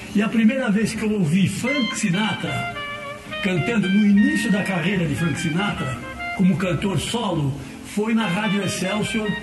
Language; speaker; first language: Portuguese; native; Portuguese